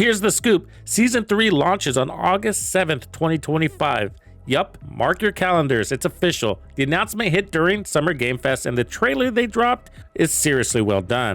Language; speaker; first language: English; native; English